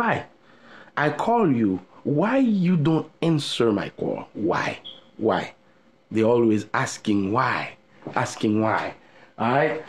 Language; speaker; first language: English; non-native, fluent; Haitian Creole